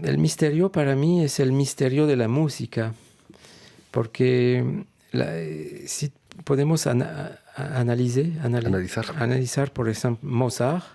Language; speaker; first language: Spanish; non-native, fluent; French